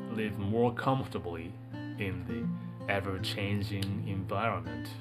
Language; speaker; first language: English; non-native, fluent; Japanese